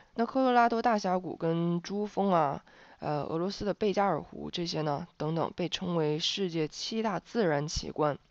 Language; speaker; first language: Chinese; native; Chinese